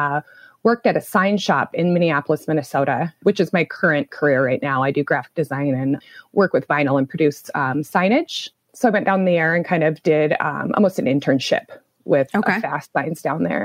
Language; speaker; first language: English; native; English